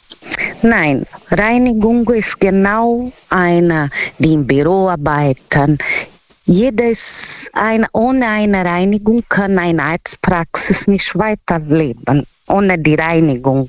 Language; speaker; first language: German; non-native, learner; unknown